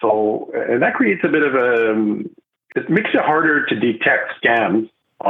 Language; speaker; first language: English; non-native, fluent; French